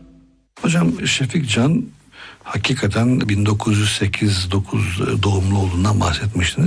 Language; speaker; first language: Turkish; native; Turkish